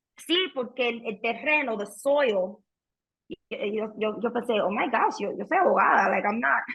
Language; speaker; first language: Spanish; early bilingual, heritage; Spanish